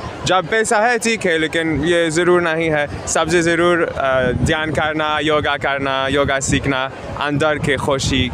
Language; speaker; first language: Hindi; non-native, learner; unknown